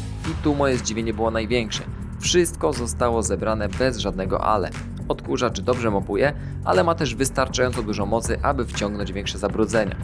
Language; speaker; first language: Polish; native; Polish